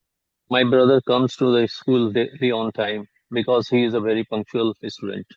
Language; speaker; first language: English; non-native, learner; Hindi